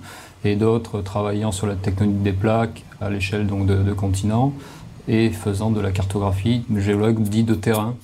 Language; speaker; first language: French; native; French